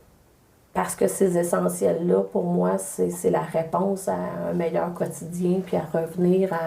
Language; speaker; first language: French; native; French